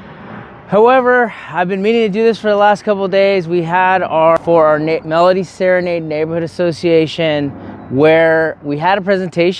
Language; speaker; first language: English; native; English